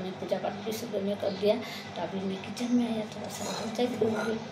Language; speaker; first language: Hindi; non-native, local second language; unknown